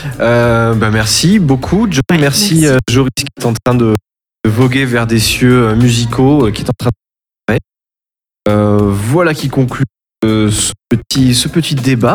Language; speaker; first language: French; native; French